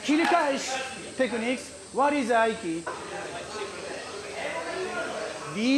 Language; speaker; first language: English; non-native, learner; Japanese